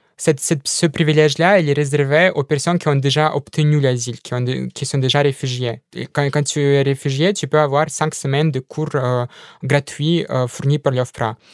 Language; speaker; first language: French; non-native, fluent; Russian